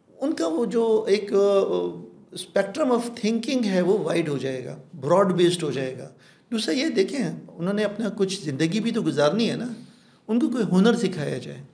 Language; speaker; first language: Urdu; non-native, local second language; Pashto